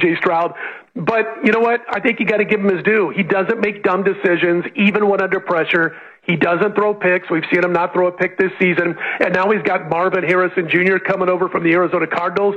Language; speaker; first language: English; native; English